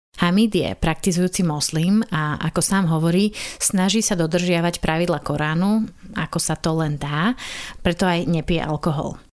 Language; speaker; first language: Slovak; native; Slovak